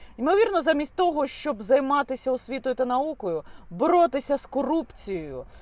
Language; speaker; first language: Ukrainian; non-native, local second language; Russian